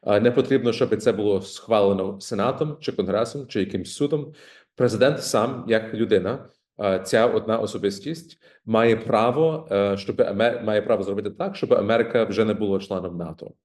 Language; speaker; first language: Ukrainian; early bilingual, heritage; Ukrainian